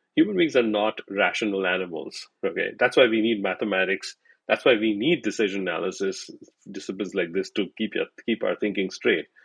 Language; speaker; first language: English; non-native, local second language; Hindi